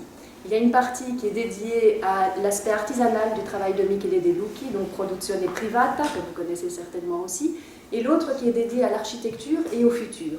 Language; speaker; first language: French; native; French